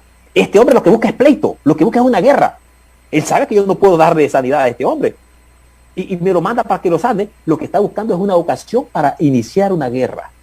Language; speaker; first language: Spanish; native; Spanish